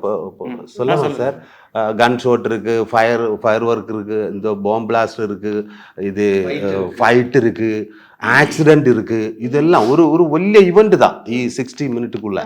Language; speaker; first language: Tamil; non-native, learner; Malayalam